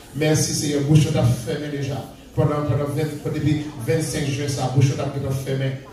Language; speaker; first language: French; non-native, local second language; Haitian Creole